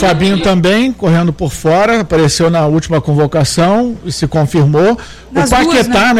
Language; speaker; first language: Portuguese; native; Portuguese